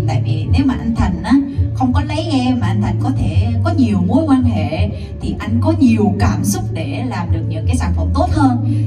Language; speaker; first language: Vietnamese; non-native, fluent; Korean